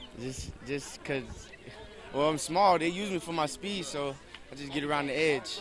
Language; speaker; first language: English; native; English